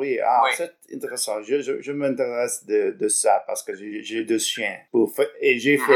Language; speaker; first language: French; non-native, learner; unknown